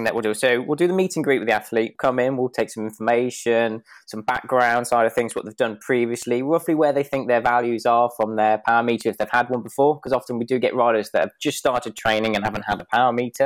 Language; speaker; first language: English; native; English